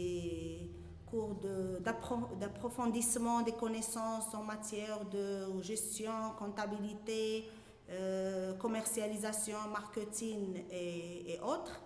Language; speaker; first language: French; non-native, local second language; Arabic